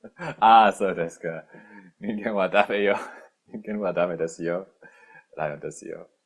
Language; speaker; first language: Japanese; non-native, learner; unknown